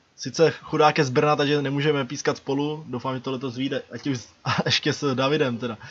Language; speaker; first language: Czech; native; Czech